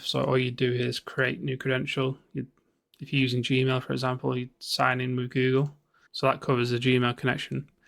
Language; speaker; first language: English; native; English